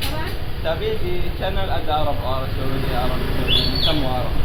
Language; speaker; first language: Indonesian; non-native, learner; Arabic